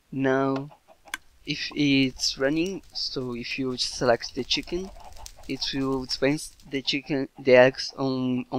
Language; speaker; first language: English; non-native, fluent; Portuguese